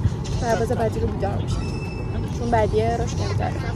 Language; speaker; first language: Persian; native; Persian